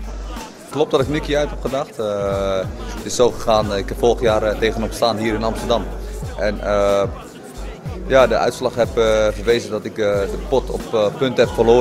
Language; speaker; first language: Dutch; early bilingual, other home language; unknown